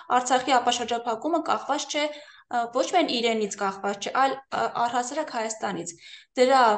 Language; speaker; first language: Armenian; native; Armenian